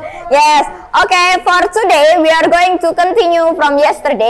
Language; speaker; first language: English; non-native, fluent; Indonesian